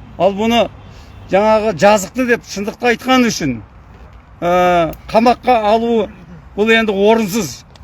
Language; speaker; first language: Kazakh; native; Kazakh